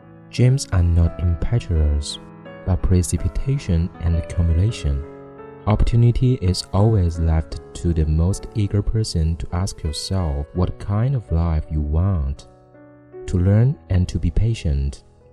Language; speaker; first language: English; non-native, fluent; Chinese